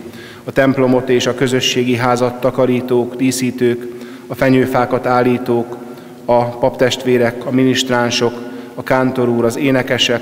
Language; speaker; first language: Hungarian; native; Hungarian